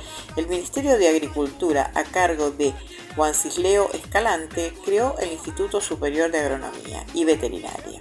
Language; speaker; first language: Spanish; native; Spanish